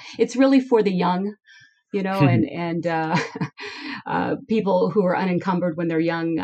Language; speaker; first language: English; native; English